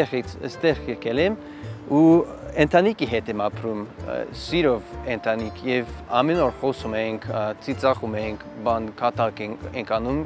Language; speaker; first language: Armenian; non-native, learner; English